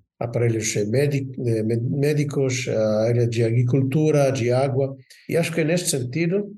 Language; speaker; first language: Portuguese; non-native, fluent; Hebrew